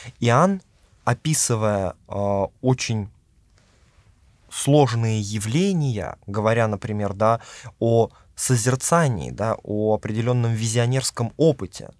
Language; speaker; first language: Russian; native; Russian